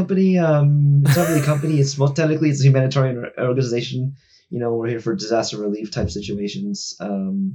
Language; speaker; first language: English; native; English